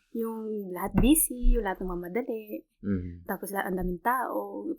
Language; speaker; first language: Filipino; native; Filipino